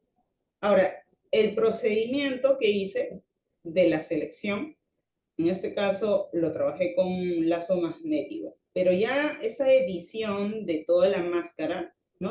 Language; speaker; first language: Spanish; native; Spanish